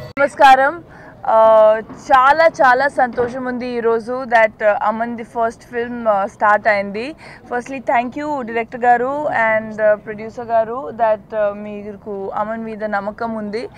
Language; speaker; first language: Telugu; non-native, learner; Punjabi